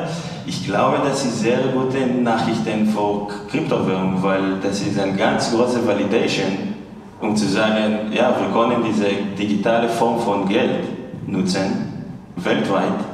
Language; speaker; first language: German; non-native, fluent; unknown